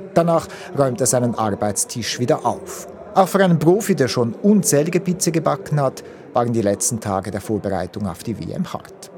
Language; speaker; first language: German; native; German